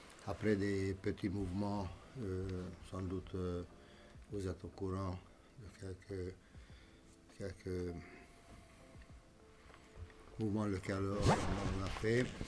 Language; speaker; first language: French; non-native, fluent; Romanian